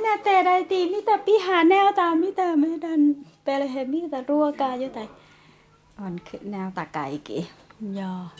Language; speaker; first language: Finnish; non-native, learner; Thai